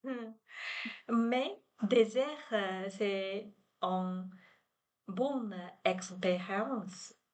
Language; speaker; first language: French; non-native, learner; Chinese